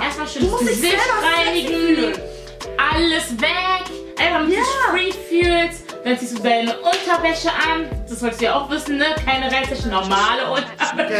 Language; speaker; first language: German; native; German